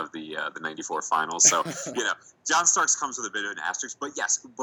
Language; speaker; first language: English; native; English